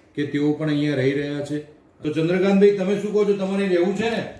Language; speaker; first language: Gujarati; native; Gujarati